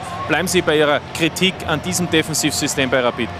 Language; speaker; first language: German; native; German